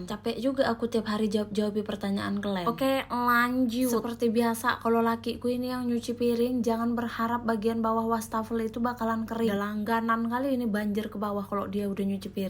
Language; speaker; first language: Indonesian; native; Indonesian